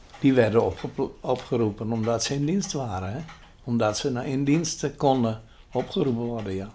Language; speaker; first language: Dutch; non-native, local second language; Western Frisian